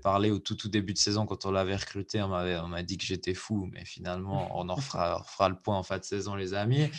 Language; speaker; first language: French; native; French